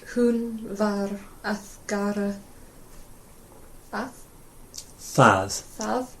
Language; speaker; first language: Icelandic; non-native, learner; English